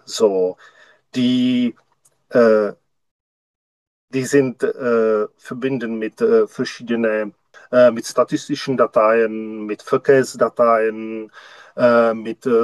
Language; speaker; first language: German; non-native, learner; Czech